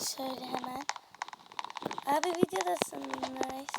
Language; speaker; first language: Turkish; native; Turkish